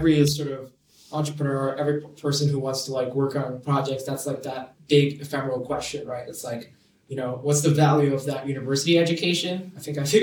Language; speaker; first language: English; non-native, local second language; Cantonese